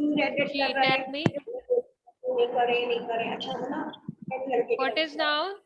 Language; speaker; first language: English; non-native, local second language; Urdu